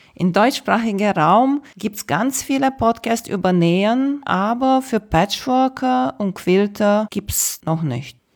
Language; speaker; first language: German; non-native, fluent; Romanian